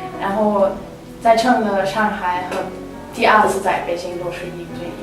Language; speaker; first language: Chinese; non-native, fluent; German